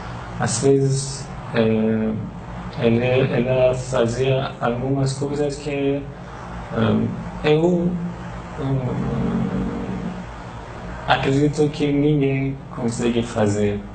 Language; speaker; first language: Portuguese; non-native, learner; Persian